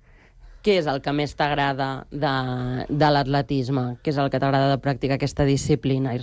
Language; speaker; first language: Catalan; native; Catalan